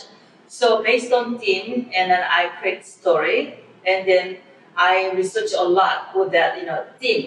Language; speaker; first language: English; non-native, fluent; Korean